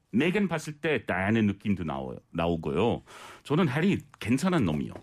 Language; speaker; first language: Korean; non-native, learner; English